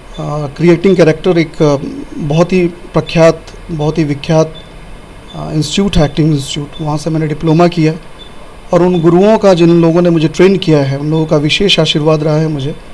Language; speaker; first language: Hindi; non-native, local second language; Bhojpuri